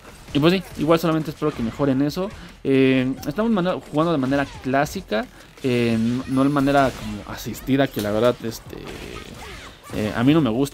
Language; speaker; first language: Spanish; native; Spanish